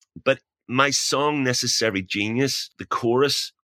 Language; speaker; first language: English; native; English